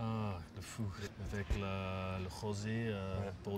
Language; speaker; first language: French; non-native, learner; English